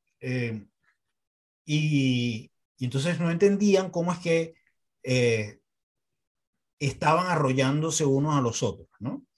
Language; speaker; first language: Spanish; native; Spanish